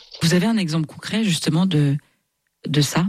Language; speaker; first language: French; native; French